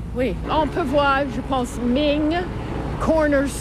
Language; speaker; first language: French; non-native, learner; English